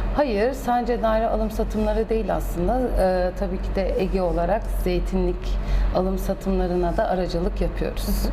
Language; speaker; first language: Turkish; native; Turkish